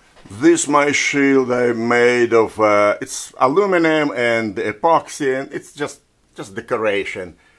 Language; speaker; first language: English; non-native, fluent; Ukrainian